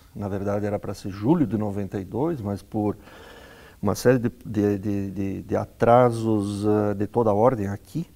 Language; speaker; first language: Portuguese; native; Portuguese